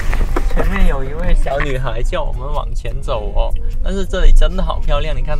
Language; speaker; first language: Chinese; native; Chinese